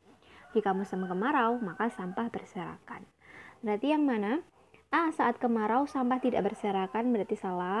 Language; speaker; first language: Indonesian; native; Indonesian